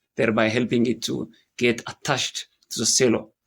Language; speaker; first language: English; non-native, local second language; Amharic